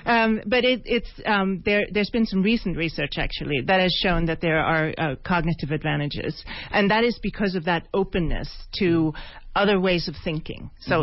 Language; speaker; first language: English; non-native, fluent; Swedish